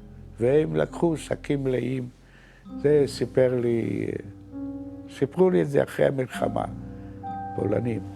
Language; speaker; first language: Hebrew; non-native, fluent; Yiddish